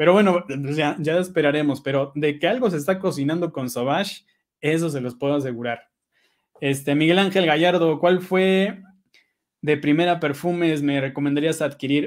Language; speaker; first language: Spanish; native; Spanish